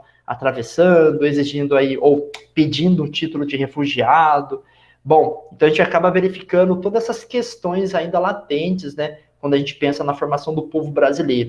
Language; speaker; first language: Portuguese; native; Portuguese